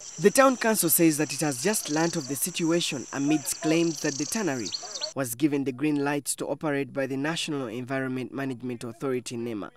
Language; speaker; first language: English; non-native, local second language; Ganda